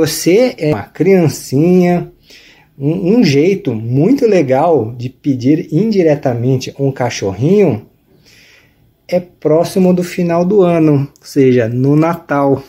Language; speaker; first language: Portuguese; native; Portuguese